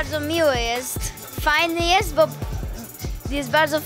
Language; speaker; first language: Polish; early bilingual, heritage; Polish